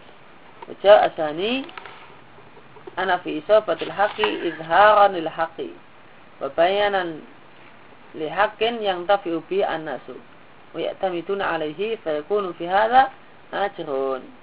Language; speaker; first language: Arabic; non-native, fluent; Indonesian